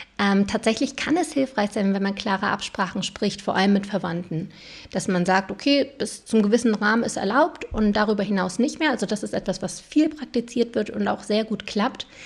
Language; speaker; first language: German; native; German